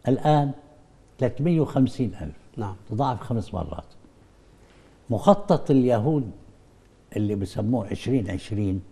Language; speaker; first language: Arabic; native; Arabic